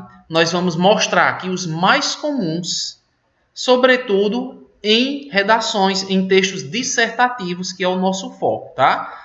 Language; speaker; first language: Portuguese; native; Portuguese